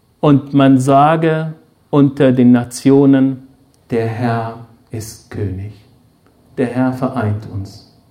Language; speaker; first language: German; non-native, fluent; Arabic